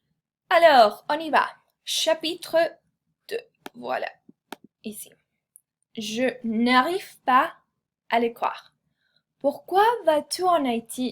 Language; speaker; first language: French; non-native, fluent; Spanish